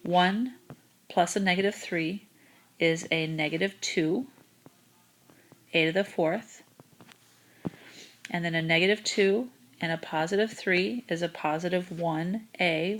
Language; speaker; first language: English; native; English